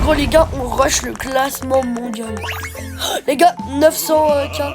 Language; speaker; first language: French; native; French